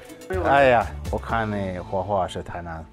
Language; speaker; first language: Chinese; non-native, learner; English